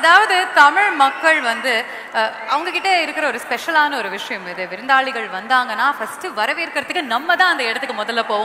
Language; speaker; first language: Tamil; native; Tamil